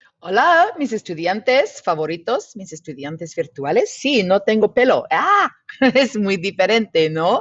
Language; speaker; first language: Spanish; non-native, fluent; English